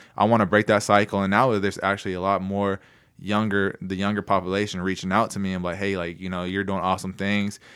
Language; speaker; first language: English; native; English